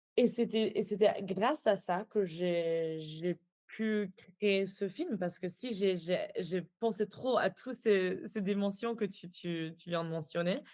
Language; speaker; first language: French; non-native, fluent; Persian